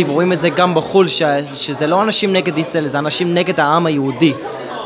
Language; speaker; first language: Hebrew; non-native, fluent; English